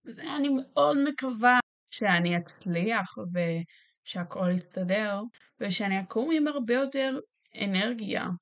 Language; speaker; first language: Hebrew; native; Hebrew